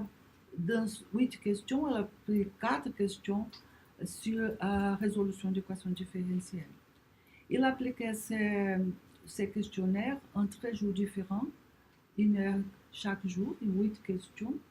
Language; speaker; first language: French; non-native, learner; Portuguese